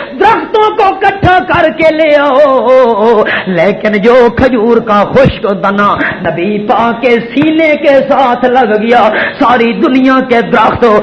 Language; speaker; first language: Urdu; non-native, local second language; Punjabi